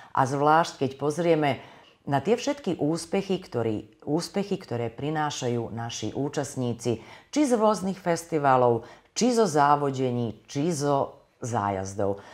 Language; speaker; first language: Slovak; native; Slovak